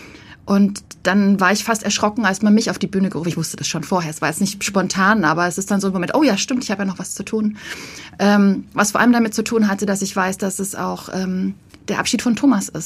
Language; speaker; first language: German; native; German